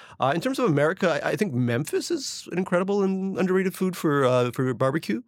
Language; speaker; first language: English; early bilingual, other home language; Russian